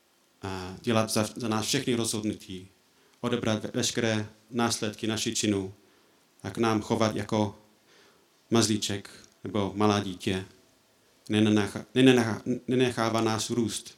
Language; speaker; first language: Czech; non-native, fluent; English